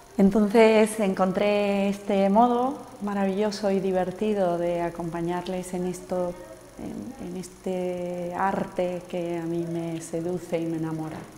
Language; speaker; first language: Spanish; native; Spanish